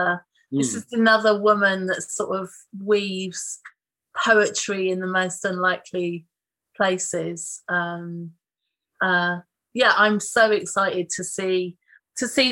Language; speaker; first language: English; native; English